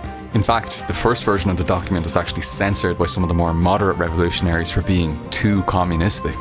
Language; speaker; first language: English; native; English